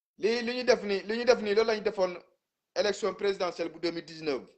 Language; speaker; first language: Wolof; non-native, local second language; Jola-Fonyi